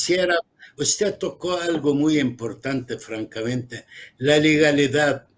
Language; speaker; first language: Spanish; non-native, fluent; Arabic